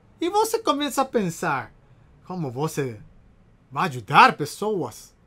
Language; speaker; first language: Portuguese; non-native, learner; Spanish